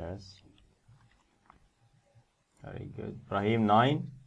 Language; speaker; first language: English; non-native, fluent; Arabic